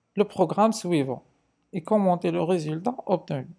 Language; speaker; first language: French; non-native, local second language; Arabic